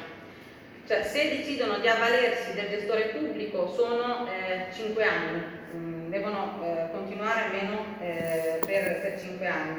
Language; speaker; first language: Italian; native; Italian